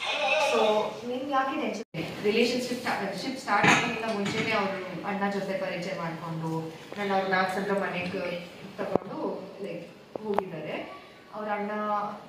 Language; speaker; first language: Kannada; non-native, local second language; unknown